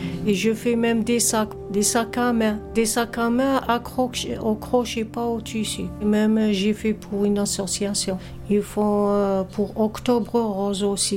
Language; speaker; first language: French; non-native, learner; Arabic